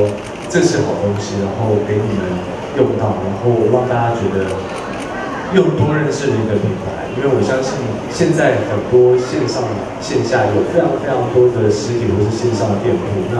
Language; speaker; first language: Chinese; native; Chinese